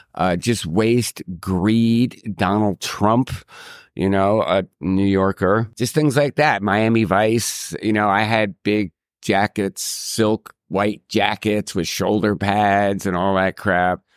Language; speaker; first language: English; native; English